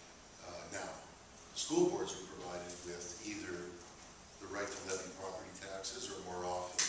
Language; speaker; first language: English; native; English